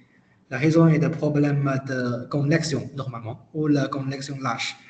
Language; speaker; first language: French; non-native, learner; Chinese